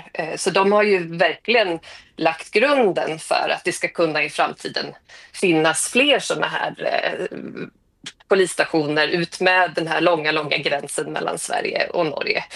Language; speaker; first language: Swedish; native; Swedish